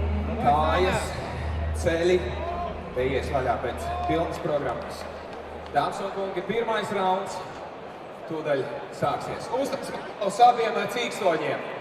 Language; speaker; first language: Latvian; native; Latvian